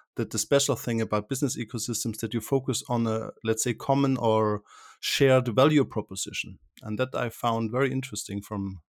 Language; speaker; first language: English; non-native, fluent; German